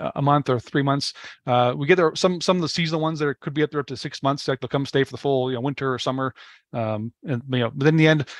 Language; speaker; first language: English; native; English